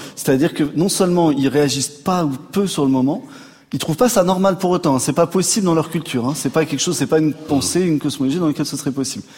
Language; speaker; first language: French; native; French